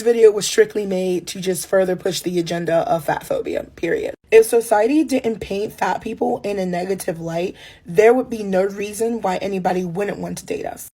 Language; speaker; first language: English; native; English